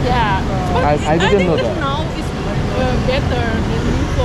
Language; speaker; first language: English; non-native, learner; Indonesian